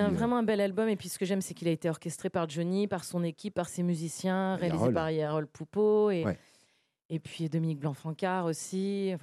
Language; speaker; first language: French; native; French